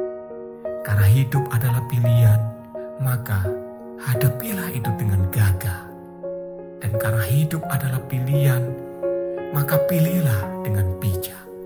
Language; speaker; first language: Indonesian; native; Indonesian